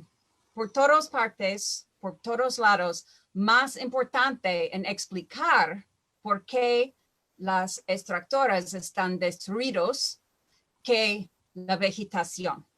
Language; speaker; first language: Spanish; non-native, fluent; English